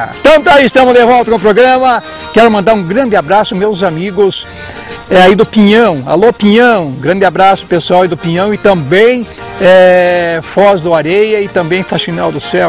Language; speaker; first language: Portuguese; native; Portuguese